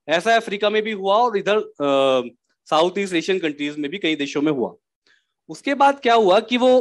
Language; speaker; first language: Hindi; native; Hindi